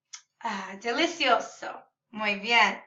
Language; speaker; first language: Spanish; non-native, learner; English